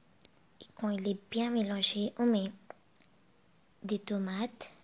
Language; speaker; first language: French; non-native, learner; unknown